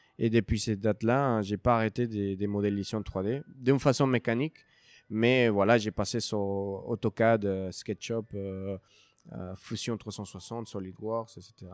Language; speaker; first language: French; non-native, fluent; Spanish